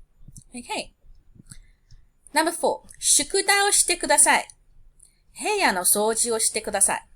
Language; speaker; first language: Japanese; non-native, fluent; English